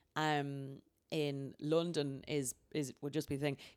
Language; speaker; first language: English; native; English